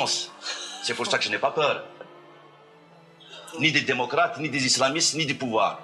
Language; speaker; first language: French; non-native, local second language; Kabyle